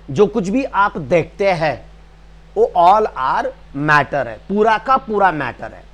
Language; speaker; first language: Hindi; non-native, local second language; Marathi